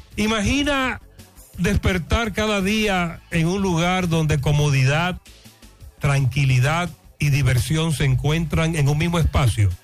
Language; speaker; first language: Spanish; native; Spanish